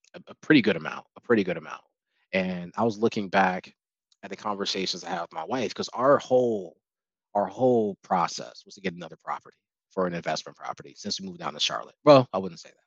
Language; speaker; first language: English; native; English